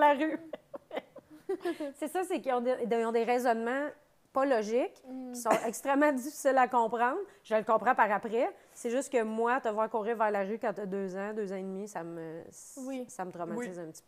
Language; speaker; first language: French; native; French